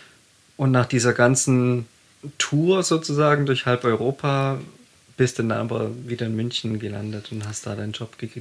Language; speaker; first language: German; native; German